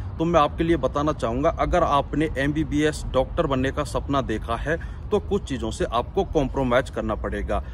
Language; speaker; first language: Hindi; native; Hindi